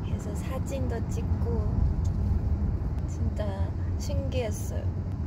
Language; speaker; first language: Korean; non-native, fluent; Chinese